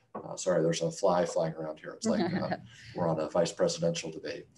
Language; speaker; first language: English; native; English